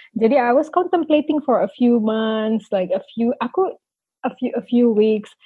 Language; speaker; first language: English; non-native, fluent; Indonesian